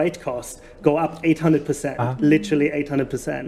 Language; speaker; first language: English; non-native, fluent; German